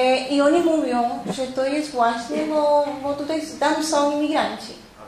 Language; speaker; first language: Polish; non-native, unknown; Spanish